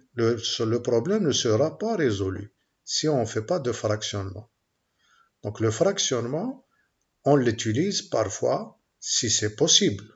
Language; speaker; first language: French; non-native, local second language; Arabic